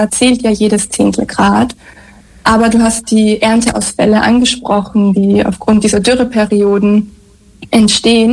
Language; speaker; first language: German; native; German